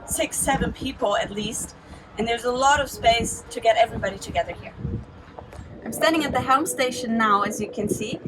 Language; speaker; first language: English; non-native, fluent; German